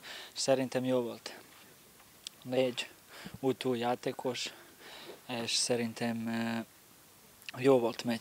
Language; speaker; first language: Hungarian; non-native, learner; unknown